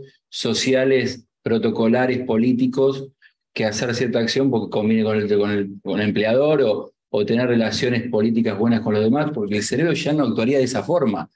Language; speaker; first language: Spanish; native; Spanish